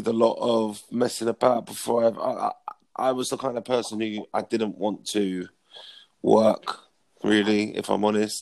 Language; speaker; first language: English; native; English